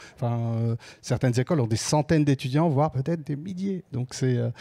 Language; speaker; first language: French; native; French